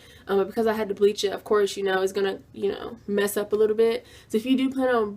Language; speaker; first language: English; native; English